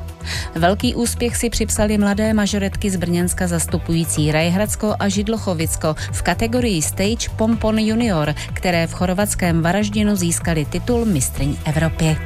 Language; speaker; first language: Czech; native; Czech